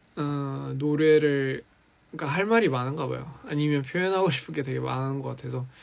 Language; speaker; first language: Korean; early bilingual, other home language; English